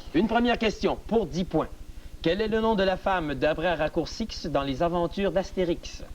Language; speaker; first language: French; native; French